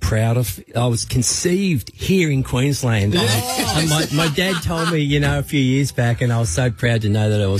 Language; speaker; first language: English; native; English